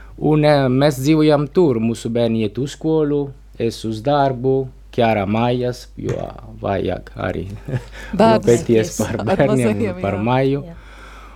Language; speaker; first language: Latvian; non-native, learner; Italian